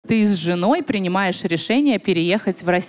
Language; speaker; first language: Russian; native; Russian